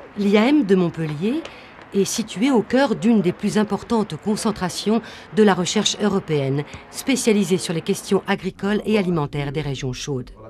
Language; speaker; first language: French; native; French